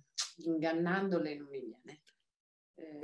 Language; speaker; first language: Italian; non-native, fluent; French